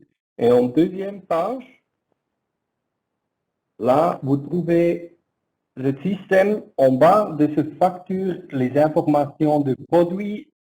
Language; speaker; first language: French; non-native, learner; German